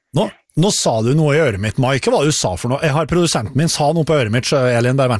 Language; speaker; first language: Norwegian; native; Norwegian